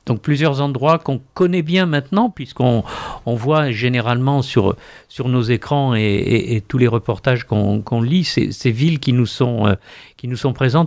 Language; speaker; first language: French; native; French